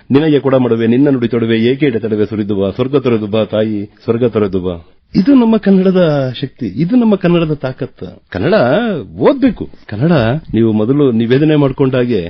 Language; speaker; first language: Kannada; native; Kannada